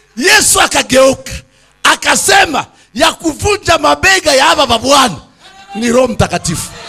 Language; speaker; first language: Swahili; native; Swahili